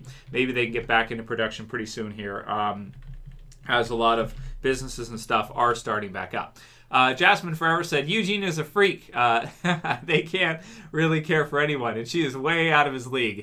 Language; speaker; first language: English; native; English